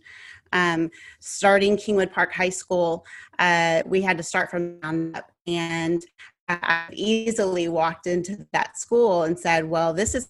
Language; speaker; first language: English; native; English